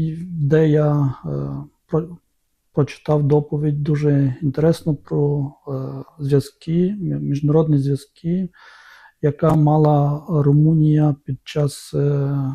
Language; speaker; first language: Ukrainian; non-native, local second language; Romanian